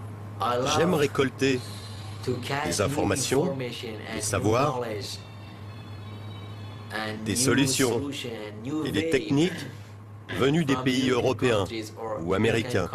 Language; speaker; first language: French; non-native, fluent; Persian